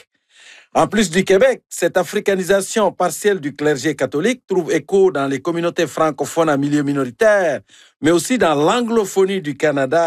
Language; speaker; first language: French; native; French